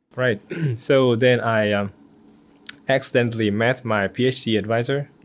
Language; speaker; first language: English; non-native, fluent; Vietnamese